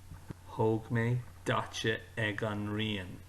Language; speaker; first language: Irish; non-native, local second language; English